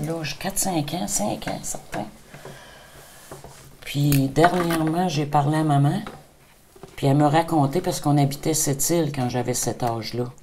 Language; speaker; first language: French; native; French